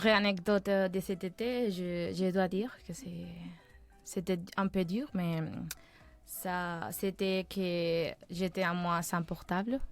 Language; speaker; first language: French; non-native, fluent; Spanish